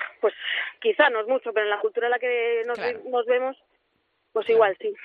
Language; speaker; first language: Spanish; native; Spanish